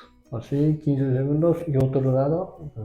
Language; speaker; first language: Spanish; non-native, learner; Japanese